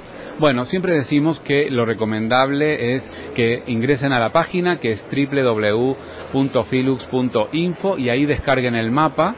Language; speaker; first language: Spanish; native; Spanish